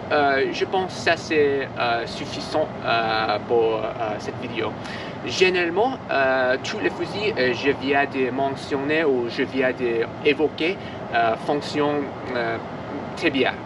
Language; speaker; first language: French; non-native, learner; English